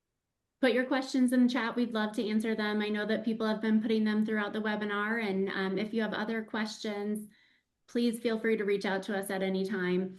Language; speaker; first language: English; native; English